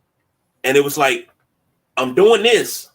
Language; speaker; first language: English; native; English